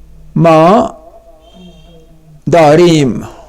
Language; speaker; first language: Persian; non-native, fluent; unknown